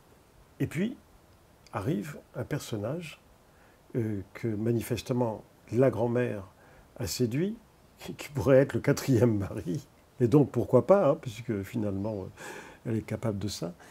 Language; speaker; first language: French; native; French